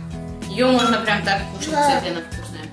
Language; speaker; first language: Russian; native; Russian